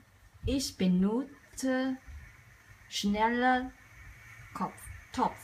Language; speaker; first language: German; non-native, learner; Chinese